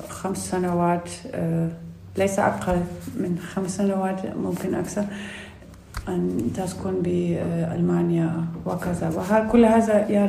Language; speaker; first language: Arabic; non-native, learner; Russian